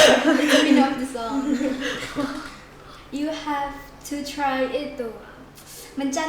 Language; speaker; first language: English; non-native, learner; Indonesian